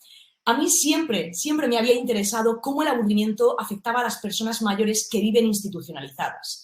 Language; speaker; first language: Spanish; native; Spanish